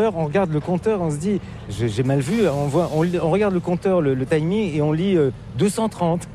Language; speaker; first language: French; native; French